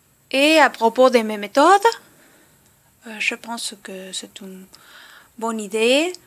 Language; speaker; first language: French; non-native, learner; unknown